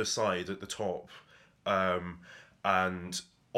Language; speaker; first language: English; native; English